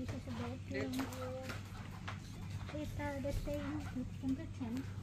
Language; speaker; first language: English; non-native, learner; Thai